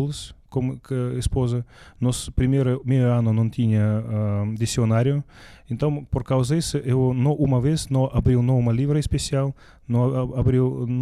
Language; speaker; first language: Portuguese; non-native, learner; Russian